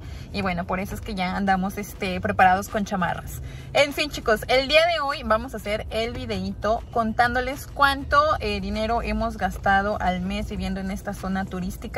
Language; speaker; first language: Spanish; native; Spanish